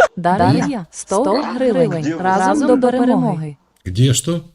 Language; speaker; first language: Russian; native; Russian